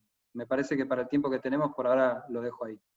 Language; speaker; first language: Spanish; native; Spanish